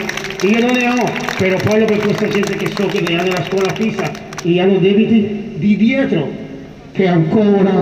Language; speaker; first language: Italian; non-native, fluent; Spanish